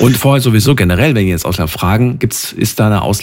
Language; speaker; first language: German; native; German